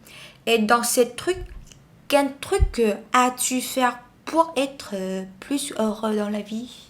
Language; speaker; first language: French; non-native, learner; Vietnamese